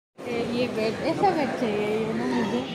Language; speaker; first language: Hindi; non-native, local second language; Assamese